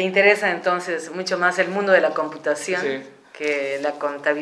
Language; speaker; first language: Spanish; native; Spanish